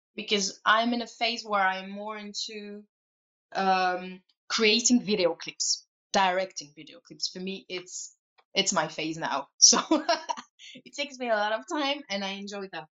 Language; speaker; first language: English; non-native, fluent; French